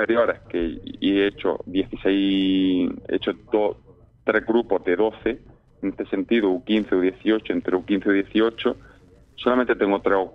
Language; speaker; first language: Spanish; native; Spanish